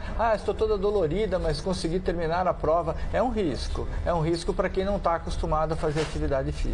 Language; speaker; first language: Portuguese; native; Portuguese